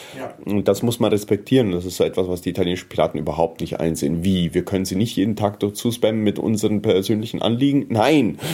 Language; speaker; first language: German; early bilingual, heritage; German